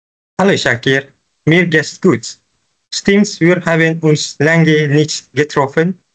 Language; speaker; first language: German; non-native, learner; Malay